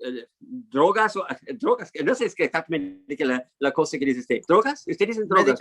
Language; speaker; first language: Spanish; non-native, fluent; English